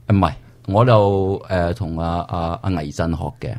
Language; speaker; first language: Cantonese; native; Cantonese